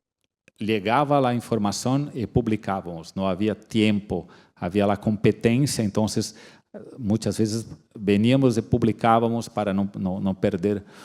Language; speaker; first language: Spanish; non-native, fluent; Portuguese